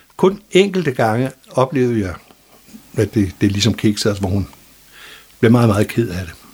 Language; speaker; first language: Danish; native; Danish